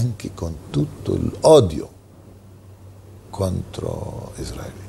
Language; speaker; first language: Italian; non-native, fluent; Arabic